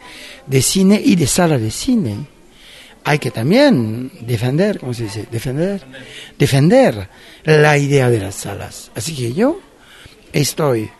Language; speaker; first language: Spanish; non-native, fluent; French